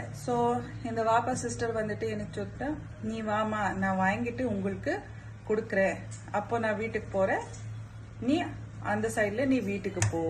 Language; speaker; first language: Tamil; non-native, local second language; Urdu